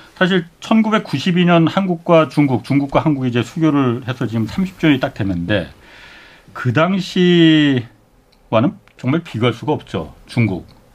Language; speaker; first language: Korean; native; Korean